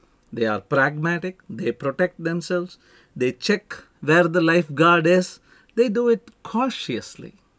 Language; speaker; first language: English; non-native, local second language; Tamil